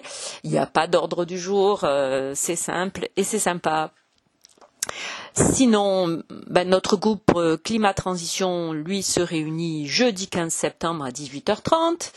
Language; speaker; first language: French; native; French